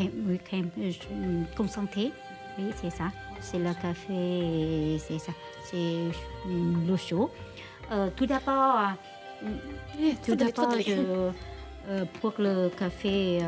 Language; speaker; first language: French; non-native, learner; Vietnamese